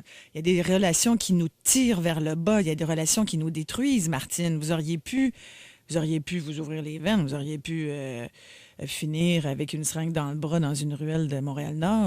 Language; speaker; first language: French; native; French